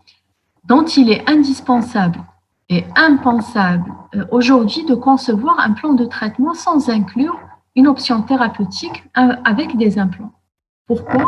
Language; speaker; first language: French; non-native, local second language; Arabic